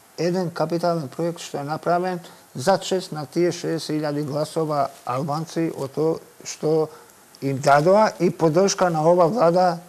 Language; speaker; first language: Macedonian; non-native, local second language; Albanian